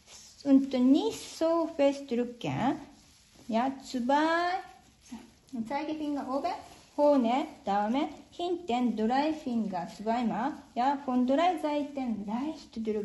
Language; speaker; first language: German; non-native, learner; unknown